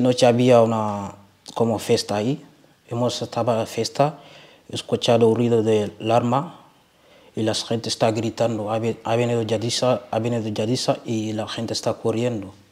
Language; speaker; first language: Spanish; non-native, learner; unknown